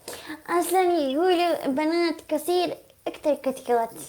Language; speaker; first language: Arabic; non-native, learner; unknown